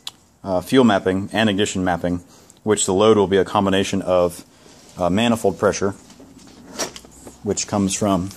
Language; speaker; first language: English; native; English